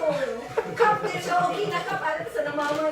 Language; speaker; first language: Japanese; non-native, learner; Filipino